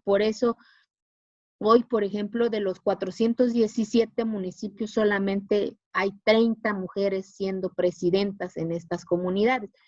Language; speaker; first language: Spanish; non-native, local second language; Zapotec